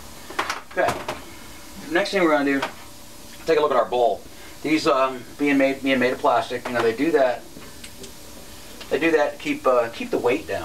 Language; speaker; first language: English; native; English